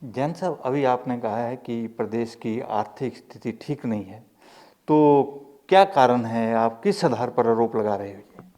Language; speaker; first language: Hindi; native; Hindi